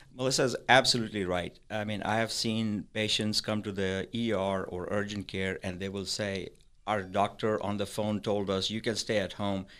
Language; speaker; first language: English; non-native, local second language; Urdu